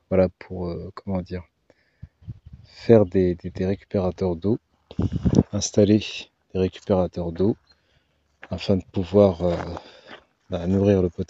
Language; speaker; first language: French; native; French